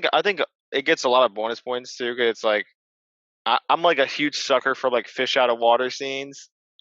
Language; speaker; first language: English; native; English